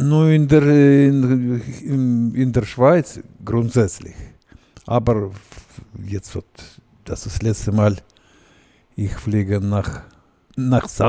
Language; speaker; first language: German; non-native, learner; Russian